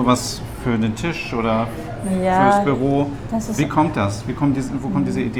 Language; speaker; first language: German; native; German